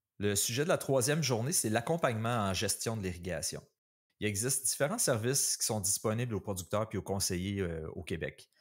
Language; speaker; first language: French; native; French